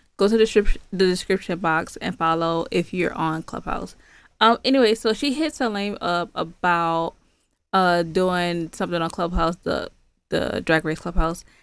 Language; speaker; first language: English; native; English